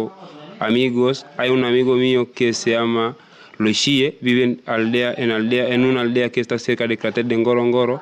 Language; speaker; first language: Spanish; non-native, learner; Masai